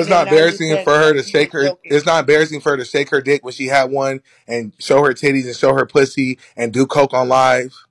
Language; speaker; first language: English; native; English